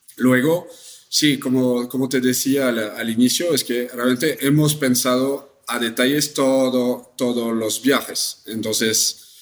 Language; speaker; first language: Spanish; non-native, fluent; French